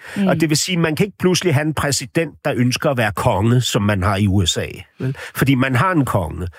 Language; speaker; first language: Danish; native; Danish